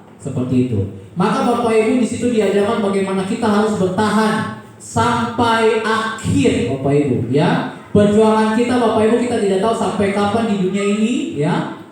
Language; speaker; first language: Indonesian; native; Indonesian